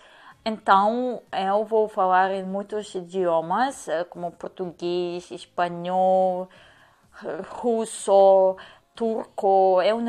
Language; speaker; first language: Portuguese; non-native, learner; Serbian